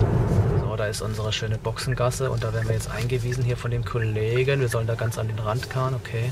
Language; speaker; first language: German; native; German